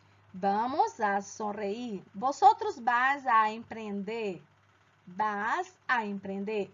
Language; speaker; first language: Spanish; non-native, fluent; Portuguese